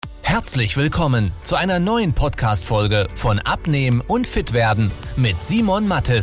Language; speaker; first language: German; native; German